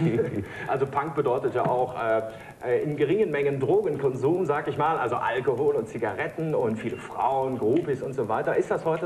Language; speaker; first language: German; native; German